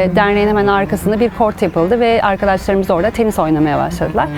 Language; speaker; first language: Turkish; native; Turkish